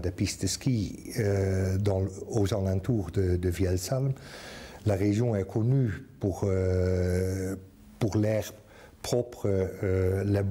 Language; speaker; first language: French; non-native, fluent; Dutch